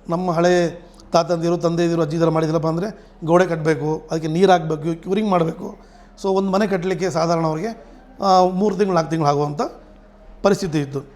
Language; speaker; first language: Kannada; non-native, local second language; Telugu